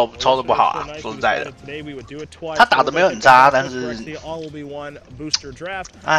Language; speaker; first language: Chinese; native; Chinese